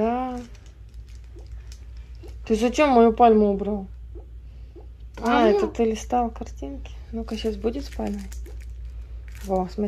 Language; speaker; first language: Russian; native; Russian